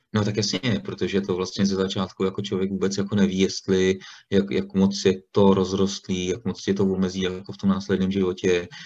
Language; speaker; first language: Czech; native; Czech